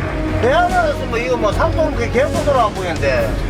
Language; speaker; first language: Korean; native; Korean